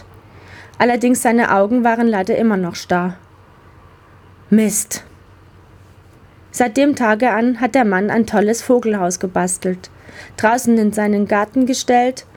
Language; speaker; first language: German; native; German